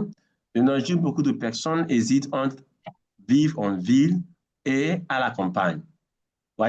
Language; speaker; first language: French; non-native, fluent; English